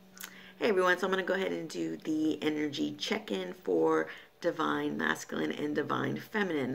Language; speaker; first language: English; native; English